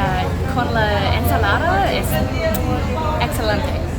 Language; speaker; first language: Spanish; non-native, learner; English